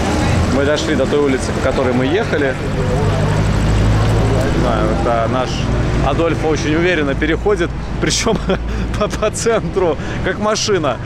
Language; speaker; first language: Russian; native; Russian